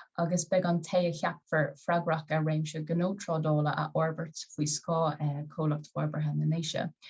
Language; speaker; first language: Irish; native; Irish